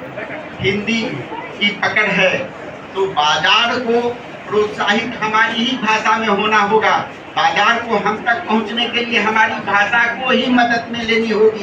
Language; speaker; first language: Hindi; native; Hindi